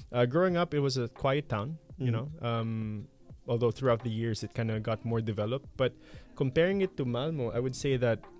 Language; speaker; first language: English; non-native, local second language; Filipino